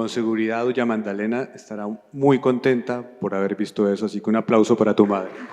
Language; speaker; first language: Spanish; native; Spanish